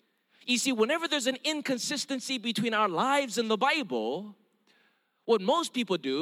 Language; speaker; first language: English; early bilingual, other home language; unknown